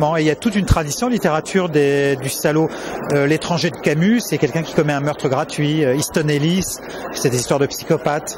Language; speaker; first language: French; native; French